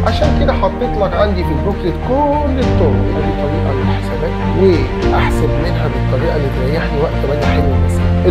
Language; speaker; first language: Arabic; native; Arabic